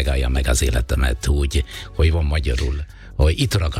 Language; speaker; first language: Hungarian; non-native, fluent; Italian